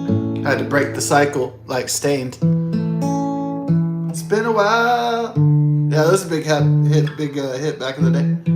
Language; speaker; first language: English; native; English